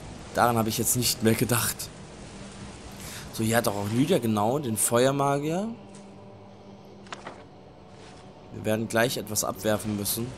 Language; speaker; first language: German; native; German